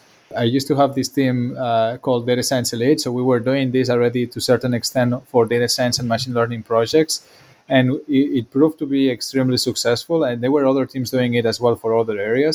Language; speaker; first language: English; non-native, fluent; Spanish